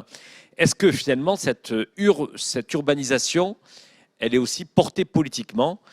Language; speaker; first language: French; native; French